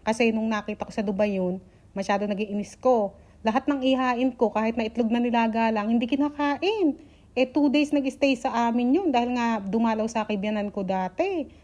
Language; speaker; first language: Filipino; native; Filipino